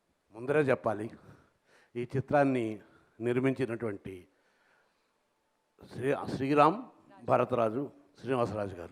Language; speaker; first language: Telugu; native; Telugu